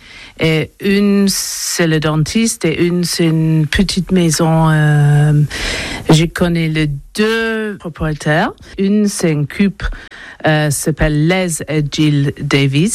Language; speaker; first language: French; non-native, learner; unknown